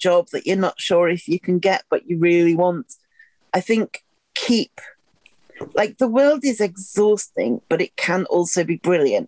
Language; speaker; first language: English; native; English